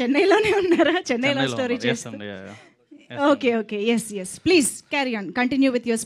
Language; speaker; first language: Telugu; native; Telugu